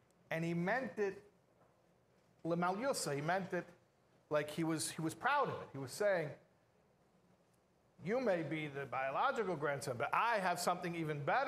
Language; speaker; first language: English; native; English